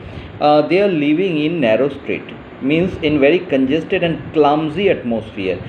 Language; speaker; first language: English; non-native, local second language; Hindi